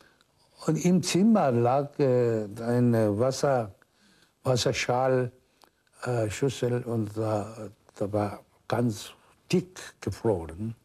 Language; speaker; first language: German; non-native, fluent; Korean